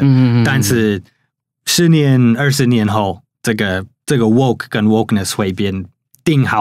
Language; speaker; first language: Chinese; non-native, fluent; English